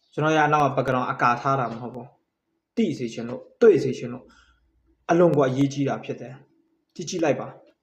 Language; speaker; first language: Burmese; native; Burmese